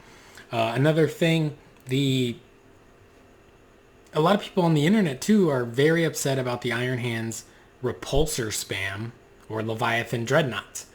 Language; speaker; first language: English; native; English